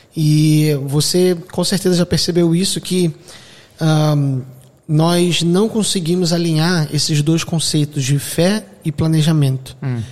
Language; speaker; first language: Portuguese; native; Portuguese